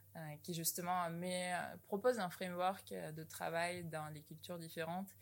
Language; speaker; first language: French; non-native, fluent; Russian